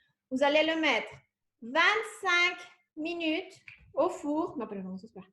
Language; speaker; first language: French; non-native, fluent; Spanish